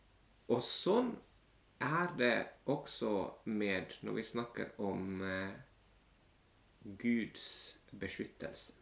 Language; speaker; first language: Norwegian; non-native, fluent; Finnish